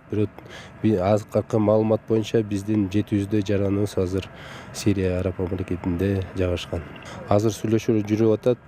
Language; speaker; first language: Kyrgyz; native; Kyrgyz